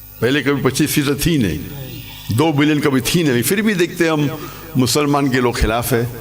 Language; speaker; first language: Urdu; non-native, local second language; English